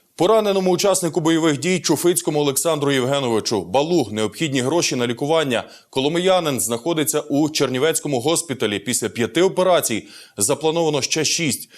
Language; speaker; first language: Ukrainian; native; Ukrainian